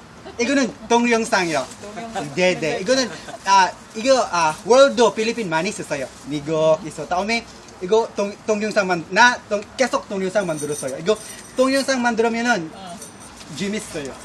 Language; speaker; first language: Korean; non-native, learner; Filipino